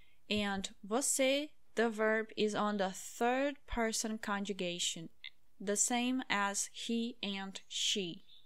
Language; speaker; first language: English; non-native, fluent; Portuguese